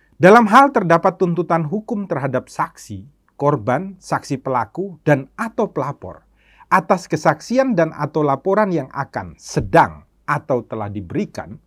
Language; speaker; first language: Indonesian; native; Indonesian